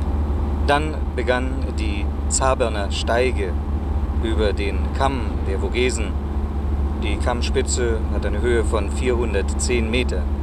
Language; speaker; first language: German; native; German